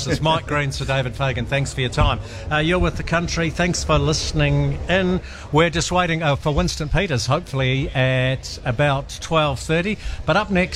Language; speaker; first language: English; native; English